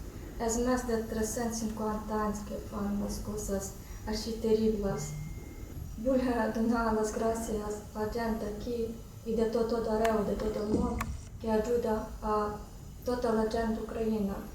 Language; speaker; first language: Catalan; non-native, learner; Ukrainian